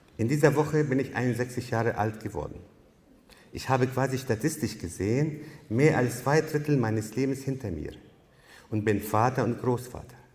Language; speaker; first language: German; non-native, fluent; Arabic